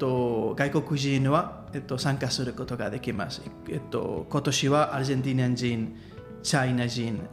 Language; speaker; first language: Japanese; non-native, learner; Catalan